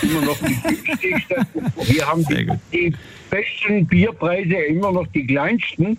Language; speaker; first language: German; native; German